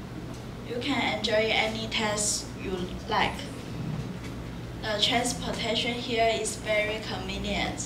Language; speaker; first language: English; non-native, learner; Chinese